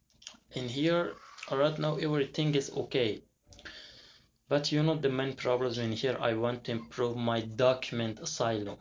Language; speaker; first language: English; non-native, learner; Persian